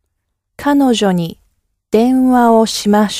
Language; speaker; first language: Japanese; non-native, learner; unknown